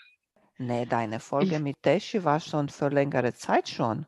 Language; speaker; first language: German; non-native, fluent; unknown